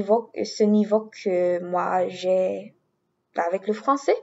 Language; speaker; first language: French; non-native, learner; English